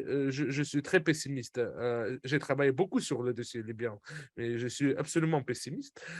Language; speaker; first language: French; non-native, fluent; Russian